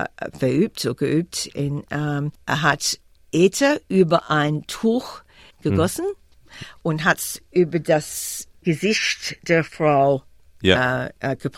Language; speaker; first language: German; non-native, fluent; English